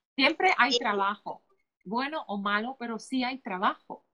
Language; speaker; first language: Spanish; non-native, fluent; Polish